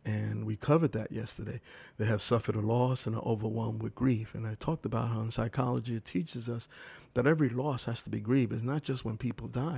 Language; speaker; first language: English; early bilingual, other home language; Spanish